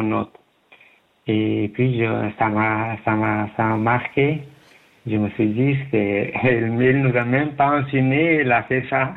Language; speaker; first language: French; non-native, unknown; Persian